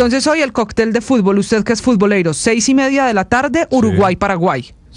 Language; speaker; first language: Spanish; native; Spanish